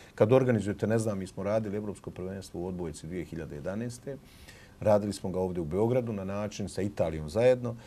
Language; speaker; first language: Serbian; native; Serbian